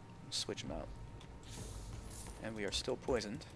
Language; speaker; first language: English; native; English